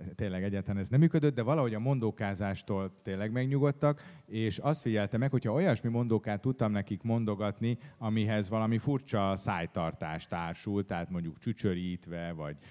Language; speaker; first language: Hungarian; native; Hungarian